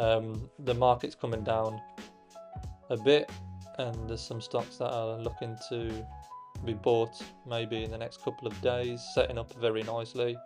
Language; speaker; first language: English; native; English